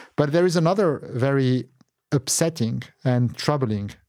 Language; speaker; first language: English; non-native, fluent; Arabic